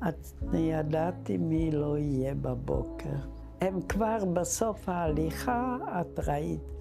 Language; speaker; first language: Hebrew; non-native, fluent; Czech